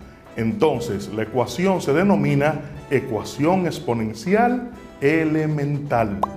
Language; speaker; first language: Spanish; native; Spanish